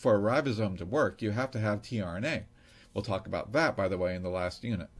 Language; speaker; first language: English; native; English